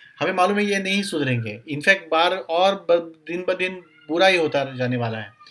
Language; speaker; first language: Hindi; non-native, local second language; Marathi